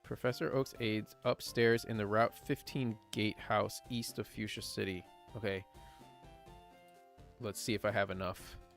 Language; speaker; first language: English; native; English